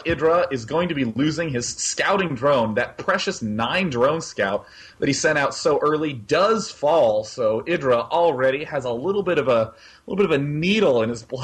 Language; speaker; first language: English; native; English